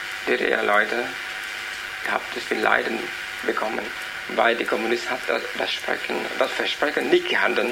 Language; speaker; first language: German; non-native, learner; Vietnamese